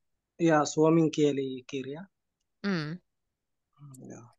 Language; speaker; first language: Finnish; non-native, learner; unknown